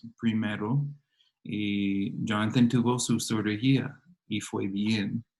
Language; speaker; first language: Spanish; non-native, fluent; English